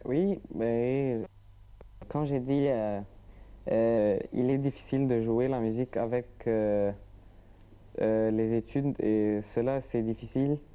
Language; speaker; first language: French; non-native, learner; Arabic